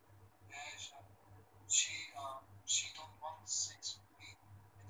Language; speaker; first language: English; non-native, learner; Romany